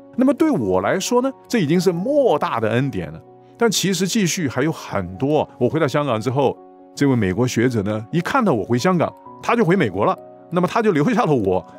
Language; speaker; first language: Chinese; non-native, local second language; Cantonese